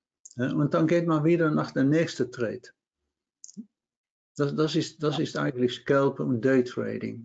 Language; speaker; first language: German; non-native, learner; Dutch